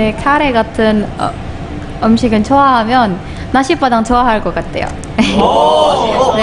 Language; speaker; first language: Korean; non-native, fluent; Indonesian